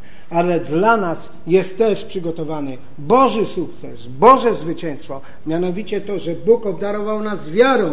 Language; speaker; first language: Polish; native; Polish